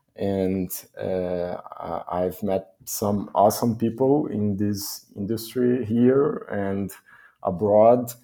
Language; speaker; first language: English; non-native, fluent; Portuguese